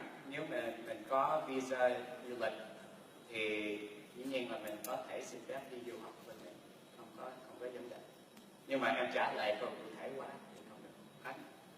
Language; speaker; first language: Vietnamese; early bilingual, heritage; Vietnamese